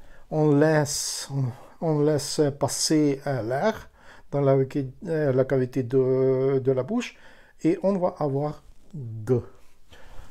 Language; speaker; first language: French; non-native, learner; Ukrainian